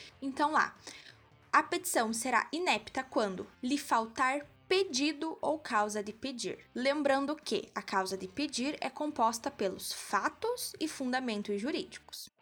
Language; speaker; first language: Portuguese; native; Portuguese